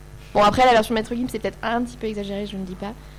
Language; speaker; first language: French; native; French